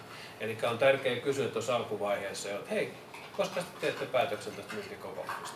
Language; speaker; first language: Finnish; native; Finnish